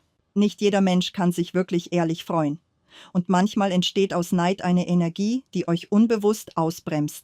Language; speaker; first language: German; native; German